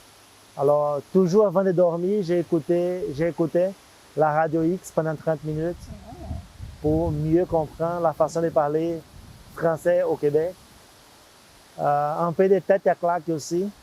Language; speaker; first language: French; non-native, fluent; Portuguese